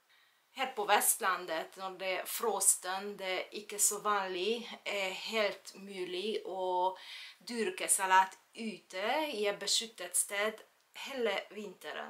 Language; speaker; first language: Norwegian; non-native, fluent; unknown